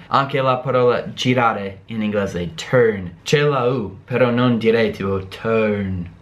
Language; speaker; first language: Italian; non-native, fluent; English